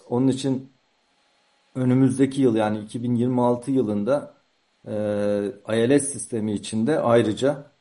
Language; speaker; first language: Turkish; native; Turkish